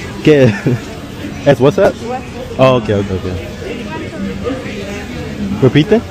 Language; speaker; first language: Spanish; non-native, learner; English